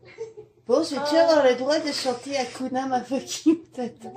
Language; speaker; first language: French; native; French